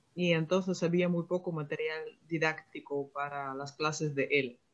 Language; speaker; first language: Spanish; non-native, fluent; Russian